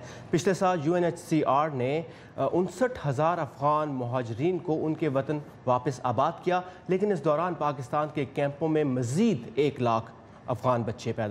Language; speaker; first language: Urdu; native; Urdu